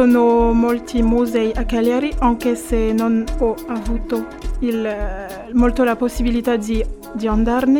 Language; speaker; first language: Italian; non-native, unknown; French